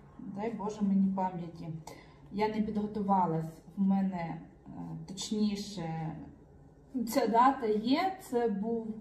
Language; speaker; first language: Ukrainian; native; Ukrainian